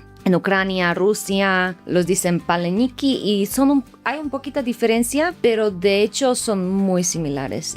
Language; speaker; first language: Spanish; non-native, fluent; Slovak